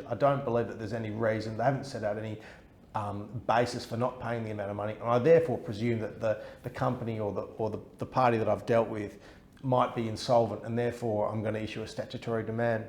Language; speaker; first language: English; native; English